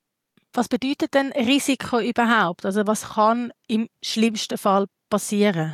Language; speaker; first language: German; native; German